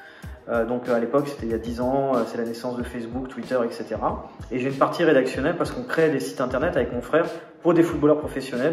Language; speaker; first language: French; native; French